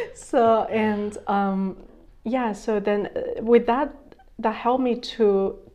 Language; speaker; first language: English; non-native, fluent; Chinese